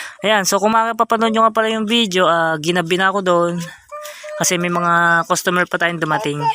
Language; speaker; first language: Filipino; native; Filipino